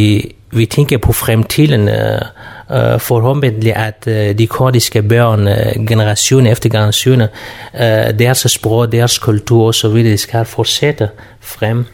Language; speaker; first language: Danish; non-native, fluent; Kurdish